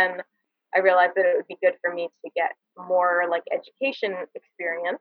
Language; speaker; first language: English; native; English